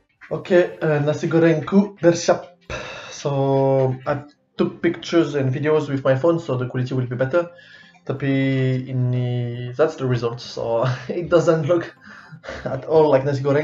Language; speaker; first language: English; non-native, fluent; French